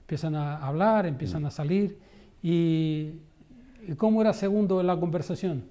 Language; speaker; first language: Spanish; native; Spanish